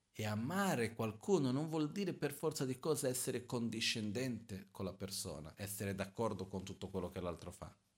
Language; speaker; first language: Italian; non-native, fluent; Portuguese